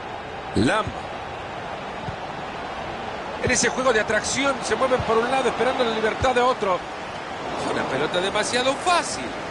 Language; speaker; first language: Spanish; native; Spanish